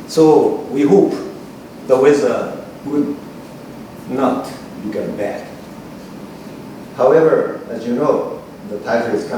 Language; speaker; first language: English; non-native, learner; Japanese